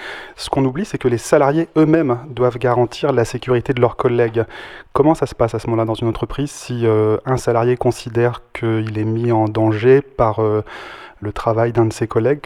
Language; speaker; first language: French; native; French